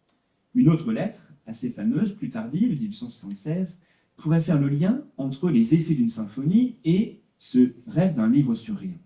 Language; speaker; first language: French; native; French